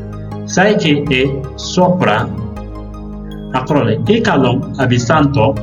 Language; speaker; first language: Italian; non-native, local second language; Mandingo